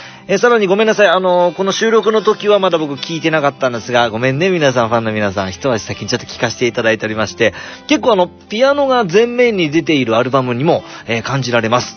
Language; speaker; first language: Japanese; native; Japanese